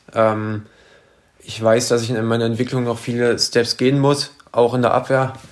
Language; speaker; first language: German; native; German